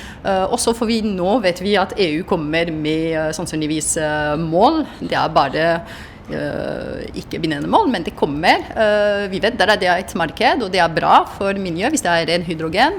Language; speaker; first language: Norwegian; non-native, fluent; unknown